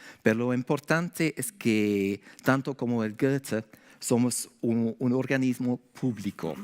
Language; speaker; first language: Spanish; non-native, fluent; English